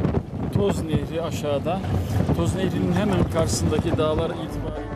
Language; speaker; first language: Turkish; native; Turkish